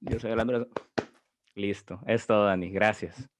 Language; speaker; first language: Spanish; native; Spanish